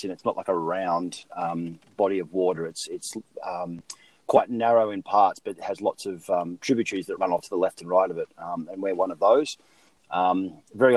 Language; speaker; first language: English; native; English